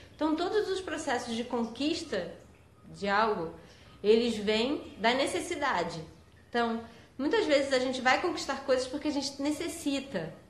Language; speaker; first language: Portuguese; native; Portuguese